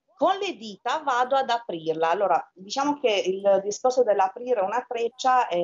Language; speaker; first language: Italian; early bilingual, other home language; Albanian